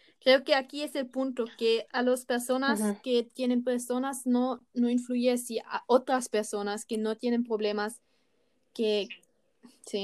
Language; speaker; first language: Spanish; non-native, learner; German